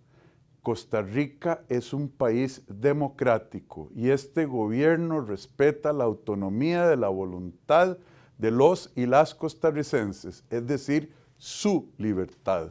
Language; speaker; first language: Spanish; native; Spanish